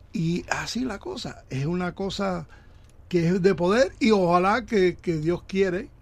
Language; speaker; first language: Spanish; early bilingual, other home language; English